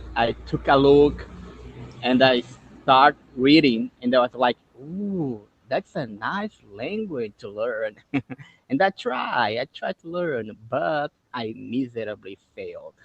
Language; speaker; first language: English; non-native, fluent; Portuguese